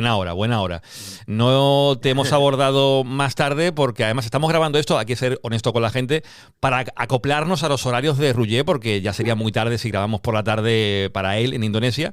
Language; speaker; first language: Spanish; native; Spanish